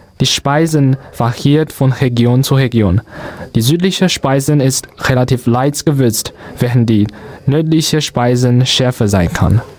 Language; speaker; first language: German; non-native, learner; Chinese